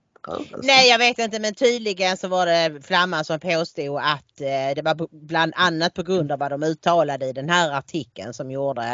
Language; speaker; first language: Swedish; native; Swedish